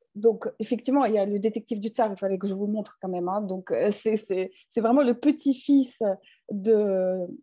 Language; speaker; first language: French; non-native, fluent; Russian